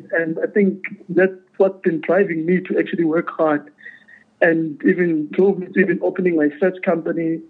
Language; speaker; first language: English; non-native, local second language; Zulu